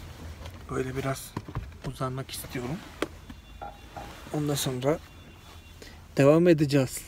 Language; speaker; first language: Turkish; non-native, fluent; Malayalam